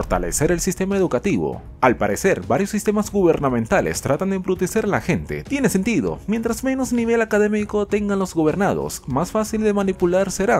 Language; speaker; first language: Spanish; native; Spanish